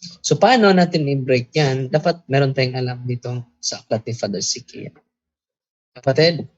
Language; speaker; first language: Filipino; non-native, local second language; Cebuano